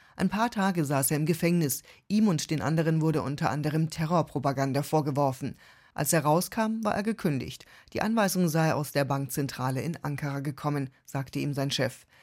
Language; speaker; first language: German; native; German